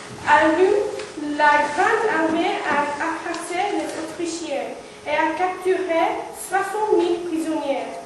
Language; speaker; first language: French; non-native, learner; English